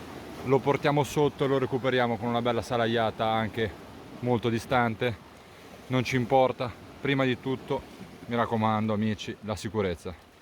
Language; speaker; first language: Italian; native; Italian